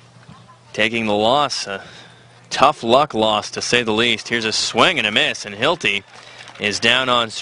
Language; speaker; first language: English; native; English